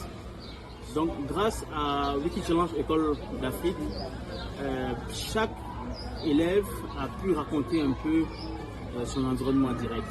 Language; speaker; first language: French; non-native, local second language; Bambara